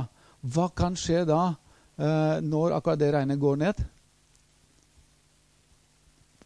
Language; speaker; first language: Norwegian; non-native, fluent; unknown